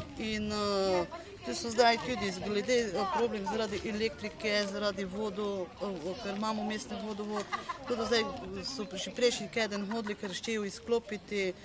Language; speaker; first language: Slovenian; non-native, local second language; Romany